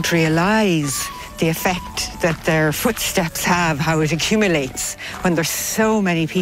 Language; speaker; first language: English; native; English